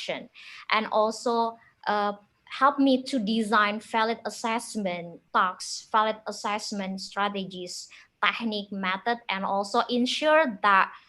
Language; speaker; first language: English; non-native, fluent; Indonesian